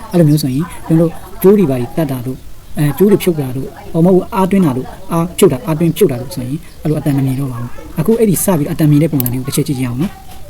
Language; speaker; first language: Burmese; non-native, local second language; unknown